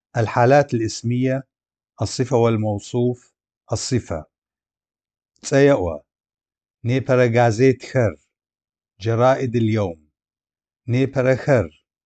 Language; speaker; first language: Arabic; non-native, local second language; Adyghe